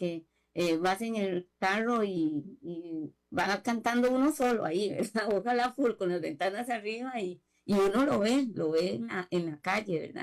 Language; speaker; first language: Spanish; native; Spanish